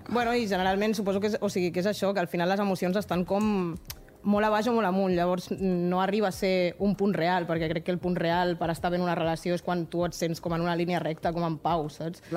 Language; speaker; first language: Catalan; non-native, local second language; Spanish